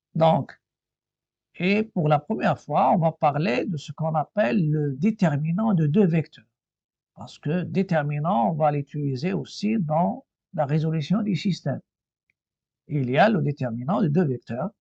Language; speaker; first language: French; non-native, local second language; Arabic